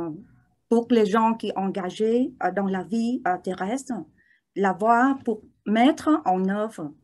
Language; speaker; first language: French; non-native, learner; Vietnamese